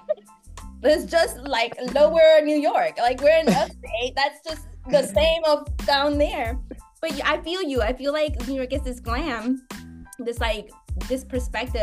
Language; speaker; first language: English; native; English